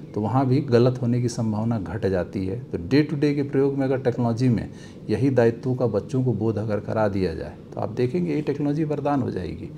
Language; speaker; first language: Hindi; native; Hindi